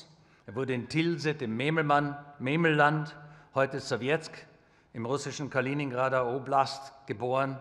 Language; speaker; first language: German; native; German